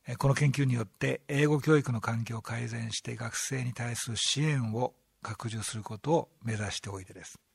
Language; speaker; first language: Japanese; native; Japanese